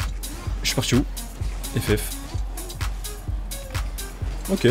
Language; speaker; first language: French; native; French